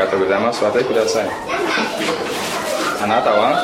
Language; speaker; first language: Japanese; non-native, fluent; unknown